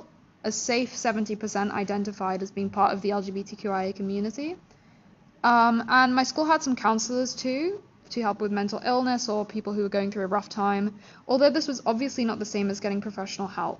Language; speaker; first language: English; native; English